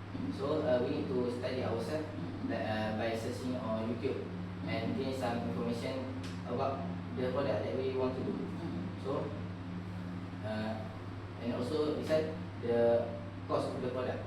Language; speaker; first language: English; non-native, learner; Malay